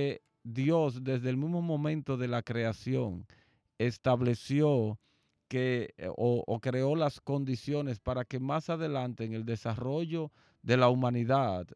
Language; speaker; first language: Spanish; native; Spanish